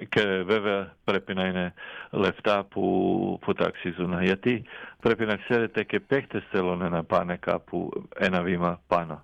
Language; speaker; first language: Greek; non-native, fluent; Croatian